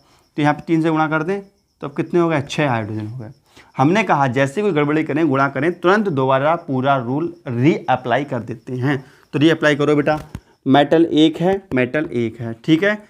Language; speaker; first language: Hindi; native; Hindi